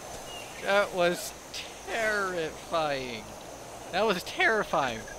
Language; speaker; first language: English; native; English